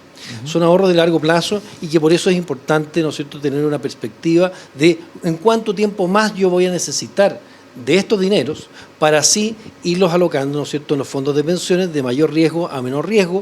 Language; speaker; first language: Spanish; native; Spanish